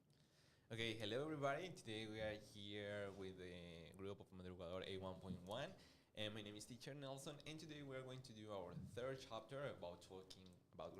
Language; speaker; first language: English; non-native, fluent; Spanish